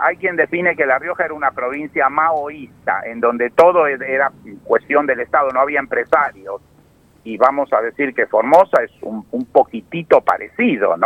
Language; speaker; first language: Spanish; native; Spanish